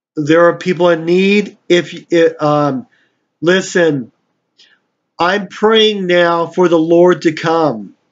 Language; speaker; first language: English; native; English